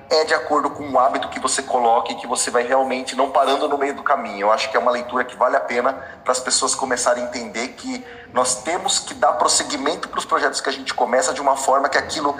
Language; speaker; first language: Portuguese; native; Portuguese